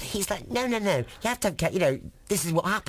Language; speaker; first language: English; native; English